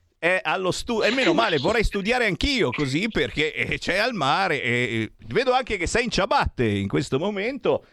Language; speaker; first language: Italian; native; Italian